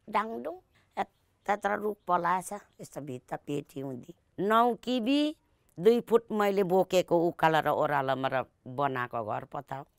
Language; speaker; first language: Nepali; native; Nepali